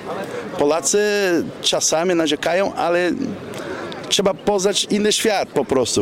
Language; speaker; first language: Polish; non-native, fluent; Portuguese